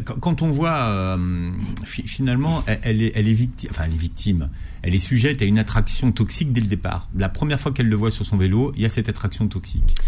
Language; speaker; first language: French; native; French